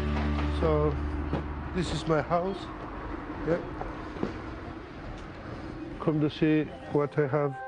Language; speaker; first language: English; non-native, learner; Romanian